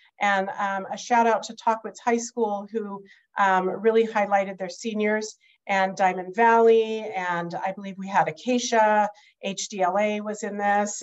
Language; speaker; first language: English; native; English